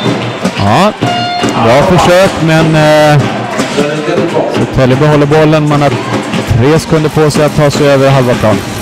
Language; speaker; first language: Swedish; native; Swedish